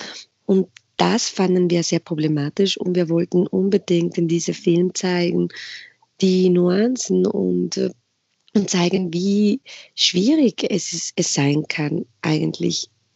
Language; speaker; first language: German; non-native, fluent; Spanish